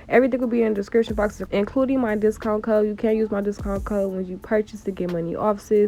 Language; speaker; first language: English; native; English